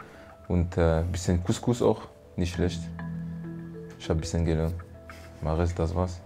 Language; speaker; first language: German; non-native, learner; French